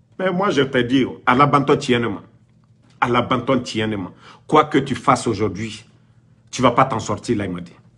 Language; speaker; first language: French; non-native, local second language; Mandingo